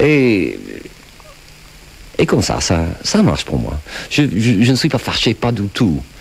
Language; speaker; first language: French; non-native, fluent; English